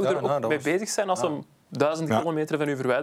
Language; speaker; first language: Dutch; native; Dutch